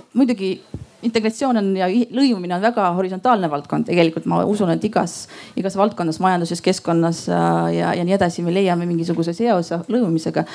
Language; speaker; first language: Estonian; non-native, local second language; Russian